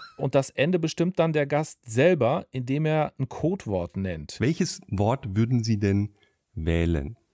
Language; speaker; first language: German; native; German